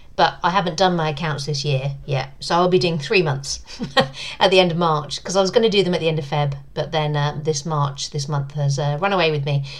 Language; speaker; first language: English; native; English